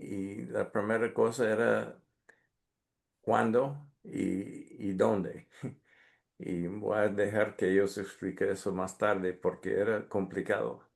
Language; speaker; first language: Spanish; non-native, fluent; English